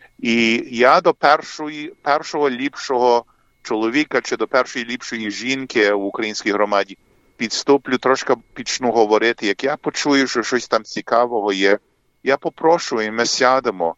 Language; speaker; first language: Ukrainian; early bilingual, heritage; English